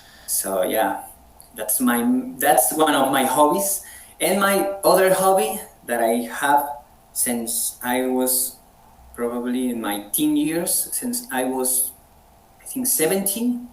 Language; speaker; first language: English; non-native, fluent; Spanish